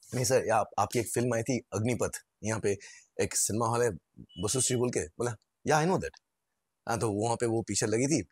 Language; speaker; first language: Hindi; non-native, local second language; Bangla